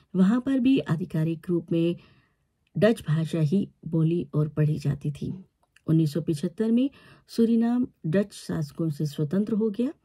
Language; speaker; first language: Hindi; native; Hindi